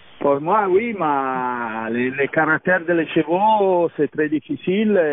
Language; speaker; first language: French; non-native, learner; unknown